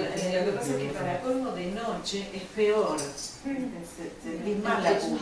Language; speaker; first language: Spanish; native; Spanish